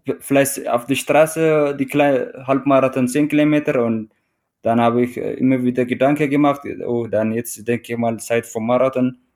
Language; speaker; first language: German; non-native, fluent; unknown